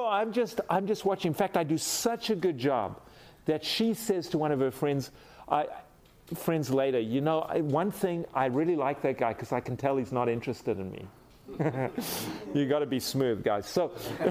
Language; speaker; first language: English; native; English